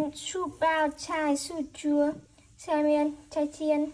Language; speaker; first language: Chinese; non-native, learner; Vietnamese